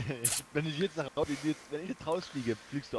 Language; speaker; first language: German; native; German